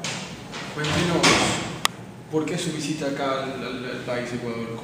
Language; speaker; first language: Spanish; native; Spanish